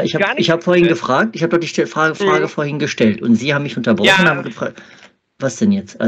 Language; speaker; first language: German; native; German